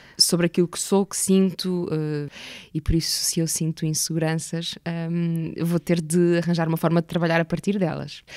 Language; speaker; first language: Portuguese; native; Portuguese